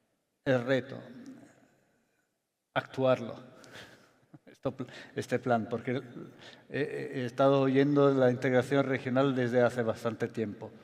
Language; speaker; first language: Spanish; non-native, fluent; Italian